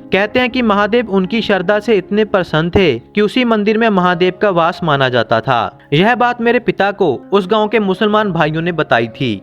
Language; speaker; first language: Hindi; native; Hindi